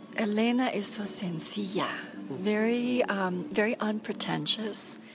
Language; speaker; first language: English; native; English